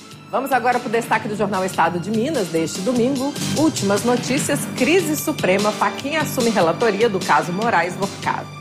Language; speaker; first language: Portuguese; native; Portuguese